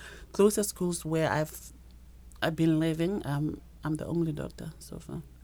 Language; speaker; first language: English; non-native, local second language; Northern Sotho